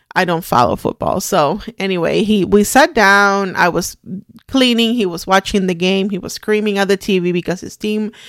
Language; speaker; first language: English; non-native, fluent; Spanish